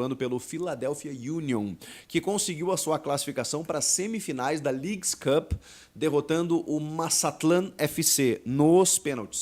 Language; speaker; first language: Portuguese; native; Portuguese